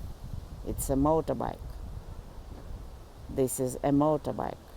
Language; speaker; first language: English; non-native, learner; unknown